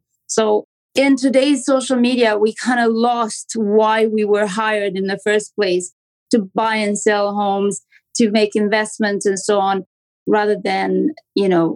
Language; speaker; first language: English; non-native, fluent; Romanian